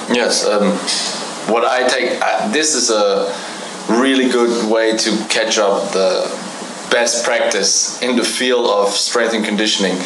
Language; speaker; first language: English; non-native, fluent; German